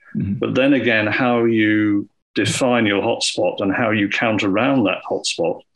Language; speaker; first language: English; native; English